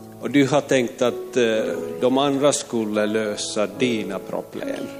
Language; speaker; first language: Swedish; non-native, fluent; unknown